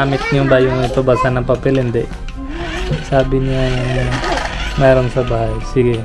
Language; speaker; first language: Filipino; non-native, learner; Hindi